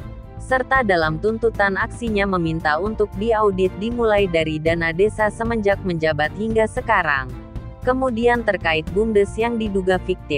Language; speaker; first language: Indonesian; native; Indonesian